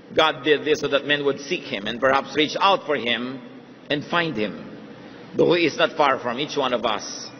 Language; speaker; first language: English; non-native, local second language; Filipino